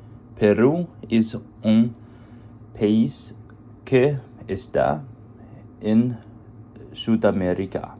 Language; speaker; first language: Spanish; non-native, learner; Danish